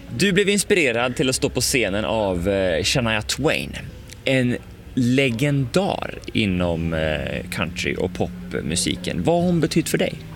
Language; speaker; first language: Swedish; native; Swedish